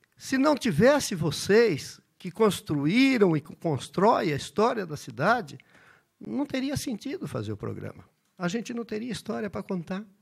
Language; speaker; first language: Portuguese; early bilingual, other home language; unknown